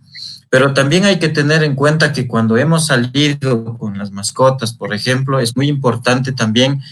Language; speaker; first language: Spanish; native; Spanish